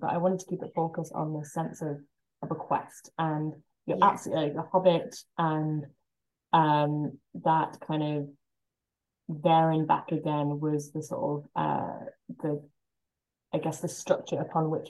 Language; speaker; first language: English; native; English